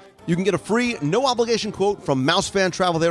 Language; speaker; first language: English; native; English